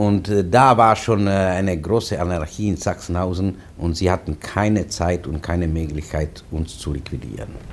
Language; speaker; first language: German; non-native, fluent; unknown